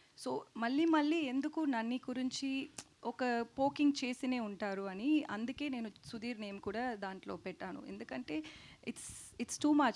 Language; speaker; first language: Telugu; non-native, learner; Tamil